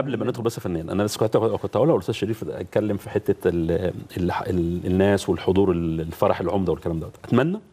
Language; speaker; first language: Arabic; native; Arabic